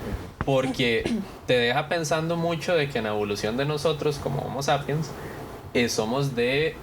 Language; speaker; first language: Spanish; native; Spanish